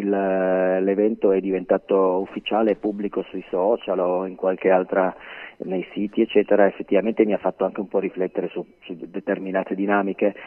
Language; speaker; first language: Italian; native; Italian